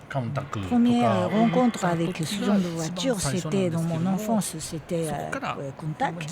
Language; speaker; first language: French; non-native, fluent; Japanese